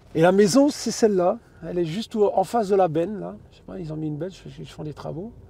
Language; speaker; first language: French; early bilingual, other home language; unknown